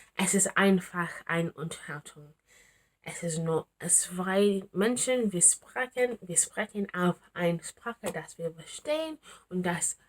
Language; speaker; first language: German; non-native, learner; English